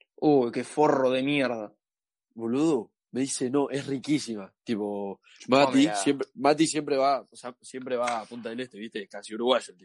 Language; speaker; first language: Spanish; native; Spanish